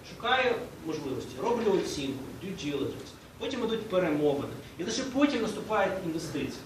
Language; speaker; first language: Ukrainian; native; Ukrainian